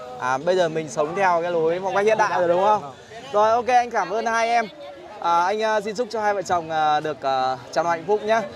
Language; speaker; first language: Vietnamese; native; Vietnamese